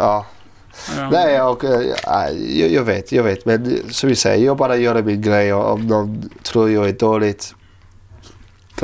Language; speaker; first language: Swedish; non-native, learner; English